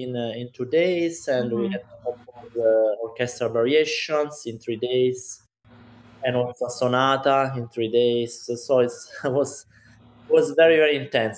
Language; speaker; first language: English; non-native, fluent; Italian